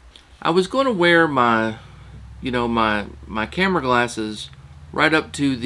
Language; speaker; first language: English; native; English